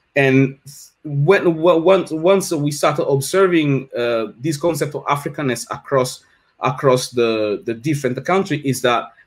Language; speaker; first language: English; non-native, fluent; French